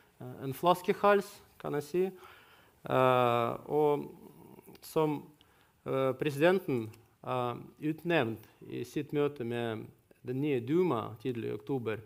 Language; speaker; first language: Norwegian; non-native, fluent; Russian